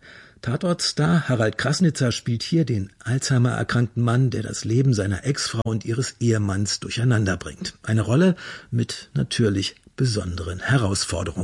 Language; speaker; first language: German; native; German